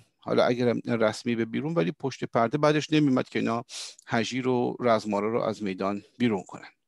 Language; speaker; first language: Persian; early bilingual, heritage; Persian